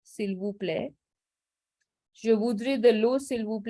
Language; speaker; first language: French; non-native, fluent; Hindi